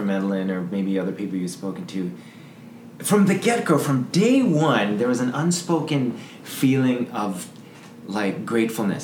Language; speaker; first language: English; native; English